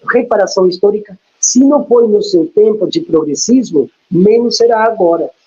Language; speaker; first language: Portuguese; non-native, fluent; Spanish